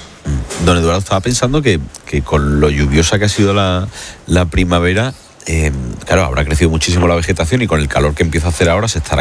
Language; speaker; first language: Spanish; native; Spanish